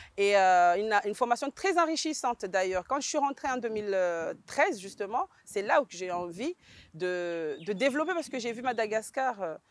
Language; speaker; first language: French; native; French